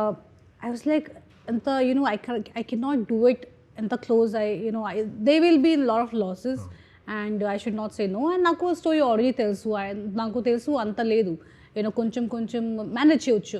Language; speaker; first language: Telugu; non-native, learner; Hindi